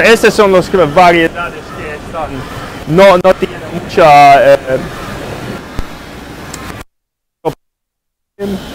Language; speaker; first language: Spanish; non-native, learner; Dutch